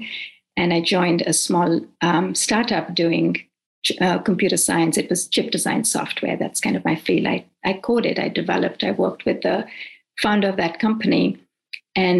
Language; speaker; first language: English; non-native, local second language; Hindi